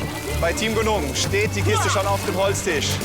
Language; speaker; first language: German; native; German